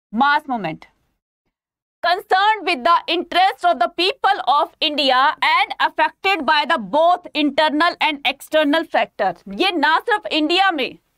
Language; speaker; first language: Hindi; native; Hindi